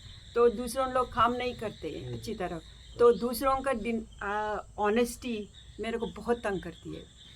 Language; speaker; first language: Hindi; non-native, local second language; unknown